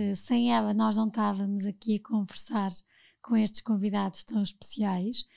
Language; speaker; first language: Portuguese; native; Portuguese